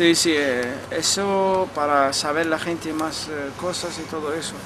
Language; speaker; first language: Spanish; non-native, learner; Arabic